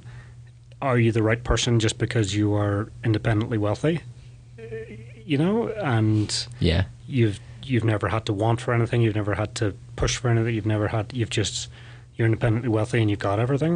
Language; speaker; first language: English; native; English